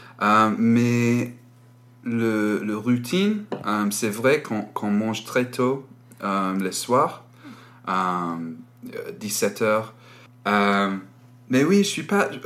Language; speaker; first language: French; non-native, learner; English